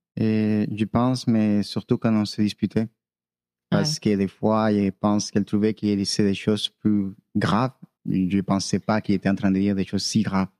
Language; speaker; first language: French; non-native, fluent; Spanish